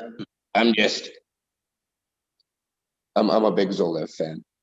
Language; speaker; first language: English; native; English